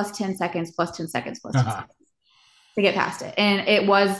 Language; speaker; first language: English; native; English